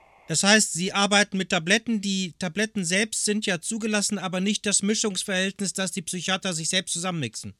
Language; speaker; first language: German; native; German